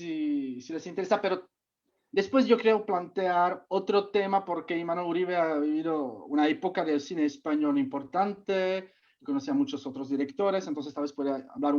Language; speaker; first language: Spanish; non-native, fluent; Czech